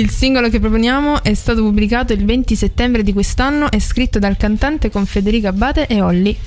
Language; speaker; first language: Italian; native; Italian